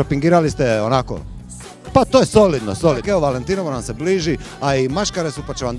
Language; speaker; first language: Croatian; native; Croatian